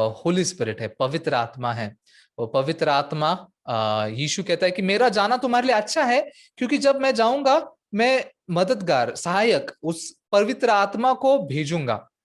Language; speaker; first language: Hindi; non-native, local second language; Marathi